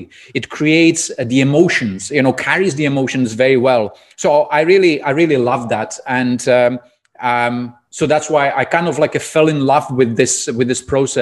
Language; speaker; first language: English; non-native, fluent; Czech